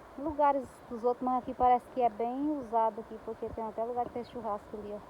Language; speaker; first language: Portuguese; native; Portuguese